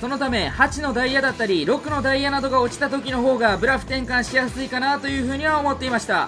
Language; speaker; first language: Japanese; native; Japanese